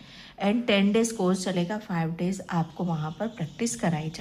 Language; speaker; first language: Hindi; native; Hindi